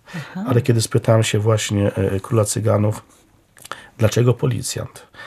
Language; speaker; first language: Polish; non-native, local second language; Romany